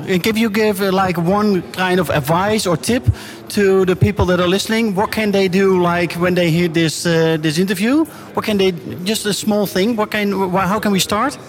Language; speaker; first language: English; non-native, fluent; Dutch